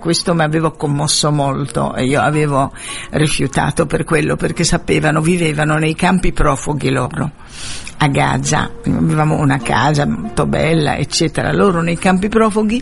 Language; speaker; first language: Italian; non-native, fluent; Arabic